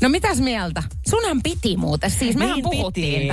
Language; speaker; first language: Finnish; native; Finnish